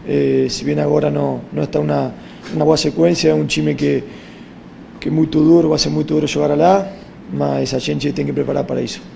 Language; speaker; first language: Portuguese; non-native, fluent; Spanish